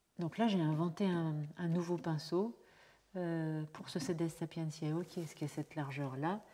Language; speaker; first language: French; native; French